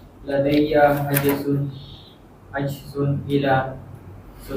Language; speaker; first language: Arabic; non-native, learner; Filipino